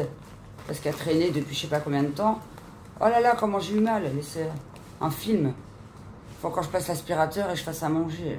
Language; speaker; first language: French; native; French